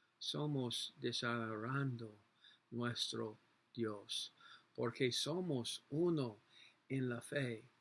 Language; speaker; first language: Spanish; non-native, learner; English